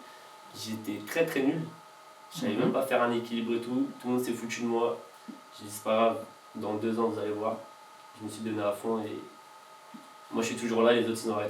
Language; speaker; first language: French; native; French